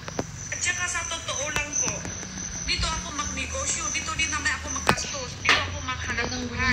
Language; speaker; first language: Filipino; non-native, learner; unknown